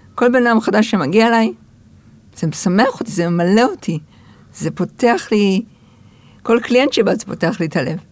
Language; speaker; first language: Hebrew; early bilingual, other home language; English